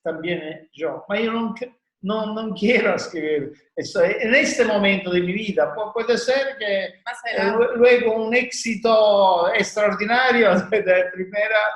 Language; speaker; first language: Spanish; non-native, learner; Italian